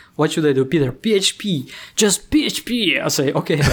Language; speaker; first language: English; non-native, fluent; Ukrainian